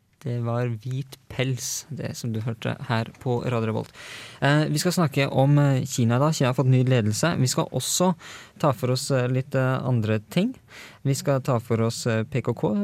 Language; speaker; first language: Norwegian; native; Norwegian